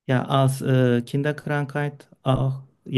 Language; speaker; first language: German; non-native, learner; Turkish